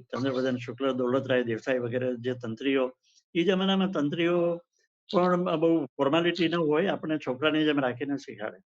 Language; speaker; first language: Gujarati; native; Gujarati